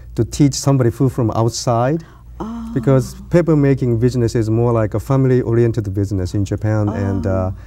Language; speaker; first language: English; non-native, learner; Japanese